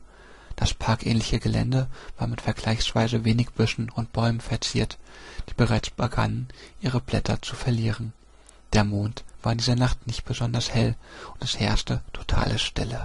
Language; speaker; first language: German; native; German